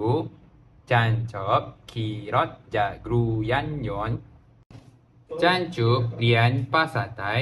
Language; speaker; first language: Thai; non-native, learner; Malay